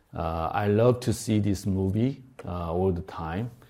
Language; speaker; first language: English; non-native, fluent; Korean